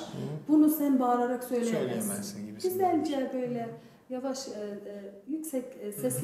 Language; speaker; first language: Turkish; non-native, fluent; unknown